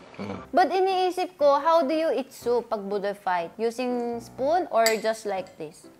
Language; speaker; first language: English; non-native, fluent; Korean